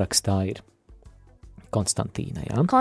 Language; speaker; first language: Latvian; native; Latvian